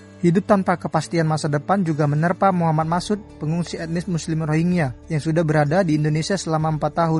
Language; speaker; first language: Indonesian; native; Indonesian